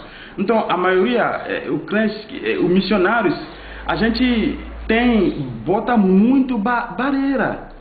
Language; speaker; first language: Portuguese; non-native, fluent; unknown